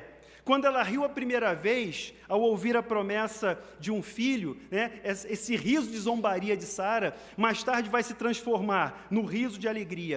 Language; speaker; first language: Portuguese; native; Portuguese